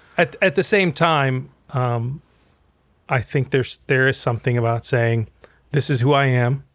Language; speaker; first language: English; early bilingual, other home language; Arabic